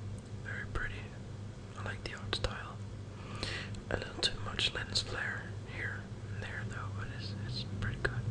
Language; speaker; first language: English; non-native, fluent; Danish